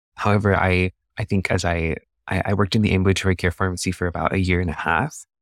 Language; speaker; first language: English; native; English